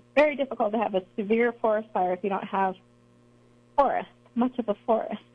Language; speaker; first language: English; native; English